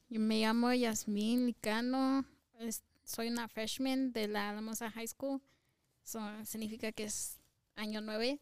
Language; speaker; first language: Spanish; early bilingual, heritage; Spanish